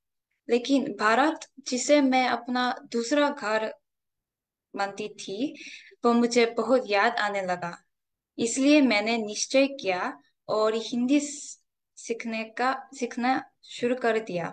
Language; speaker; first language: Hindi; non-native, fluent; Korean